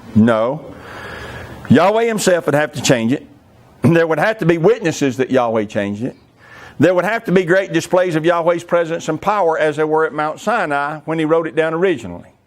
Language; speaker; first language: English; native; English